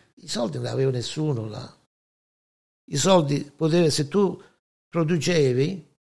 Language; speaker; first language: Italian; native; Italian